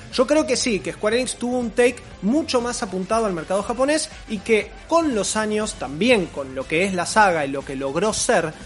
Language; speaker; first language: Spanish; native; Spanish